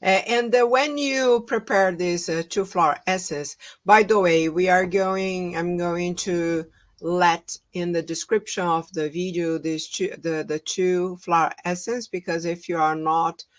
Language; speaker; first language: English; non-native, fluent; Portuguese